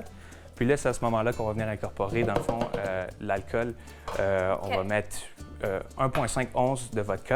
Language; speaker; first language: French; native; French